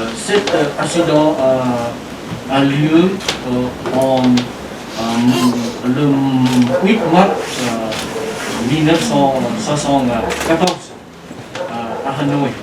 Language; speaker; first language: French; non-native, learner; Vietnamese